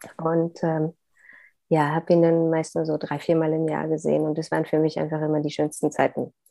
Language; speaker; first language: German; native; German